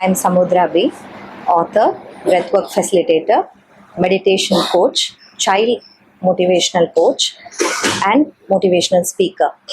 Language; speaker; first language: English; non-native, local second language; Tamil